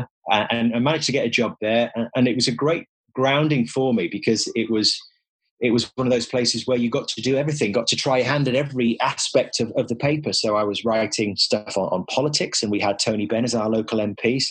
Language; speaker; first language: English; native; English